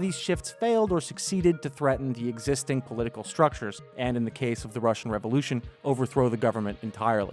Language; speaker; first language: English; native; English